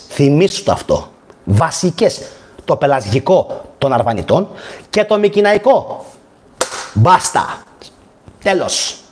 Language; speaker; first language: Greek; native; Greek